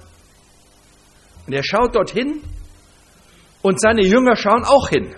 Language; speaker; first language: German; native; German